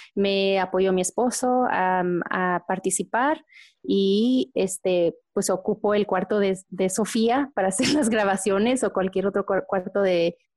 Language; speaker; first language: Spanish; early bilingual, heritage; Spanish